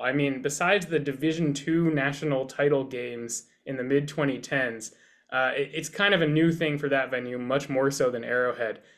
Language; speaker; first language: English; native; English